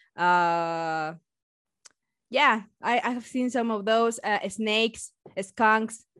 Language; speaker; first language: English; non-native, fluent; Spanish